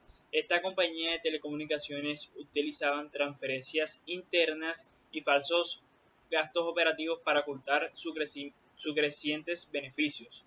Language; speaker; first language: Spanish; native; Spanish